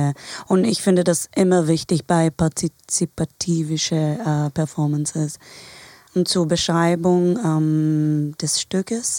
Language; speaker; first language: German; non-native, fluent; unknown